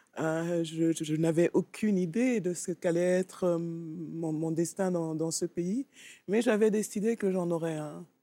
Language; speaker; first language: French; native; French